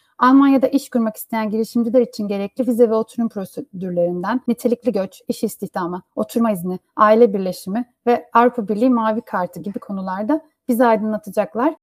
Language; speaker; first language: Turkish; native; Turkish